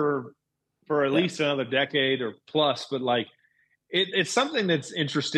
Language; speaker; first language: English; native; English